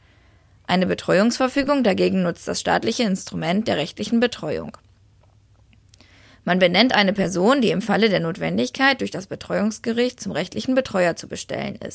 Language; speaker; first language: German; native; German